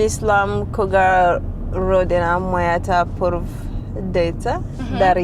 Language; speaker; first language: Macedonian; non-native, learner; English